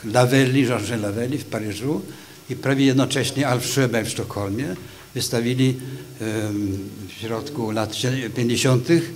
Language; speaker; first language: Polish; non-native, fluent; Swedish